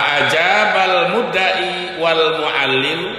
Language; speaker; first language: Arabic; non-native, fluent; Javanese